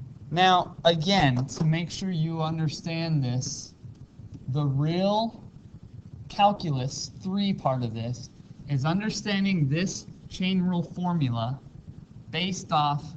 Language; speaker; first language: English; native; English